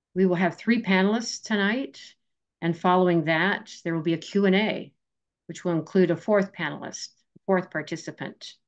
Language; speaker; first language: English; native; English